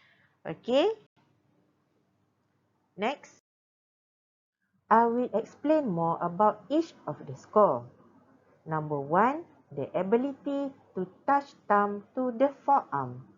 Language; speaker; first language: English; non-native, local second language; Malay